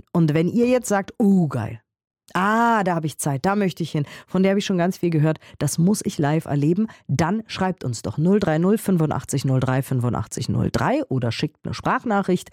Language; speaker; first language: German; native; German